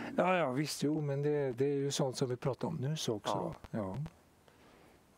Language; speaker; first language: Swedish; native; Swedish